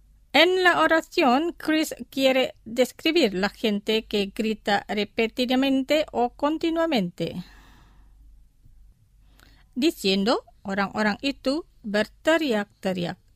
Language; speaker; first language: Spanish; non-native, fluent; Indonesian